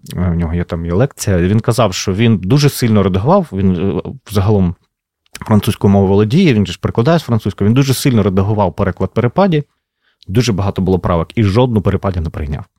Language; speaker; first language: Ukrainian; native; Ukrainian